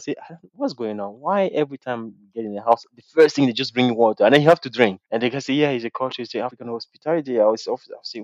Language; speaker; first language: English; non-native, local second language; French